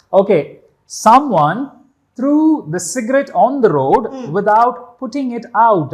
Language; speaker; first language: English; non-native, local second language; Tamil